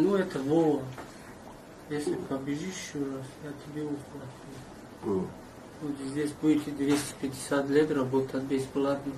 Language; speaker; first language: Russian; non-native, learner; Tajik